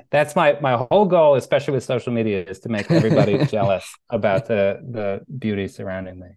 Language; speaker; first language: English; native; English